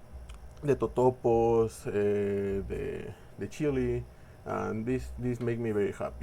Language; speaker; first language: English; non-native, learner; Spanish